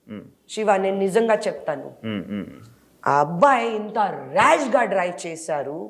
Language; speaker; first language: Telugu; non-native, learner; Hindi